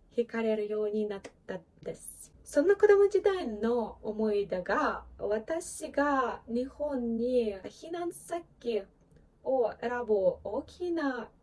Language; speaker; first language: Japanese; non-native, fluent; Ukrainian